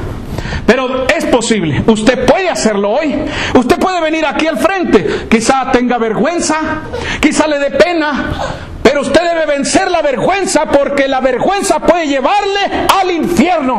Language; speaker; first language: Spanish; native; Spanish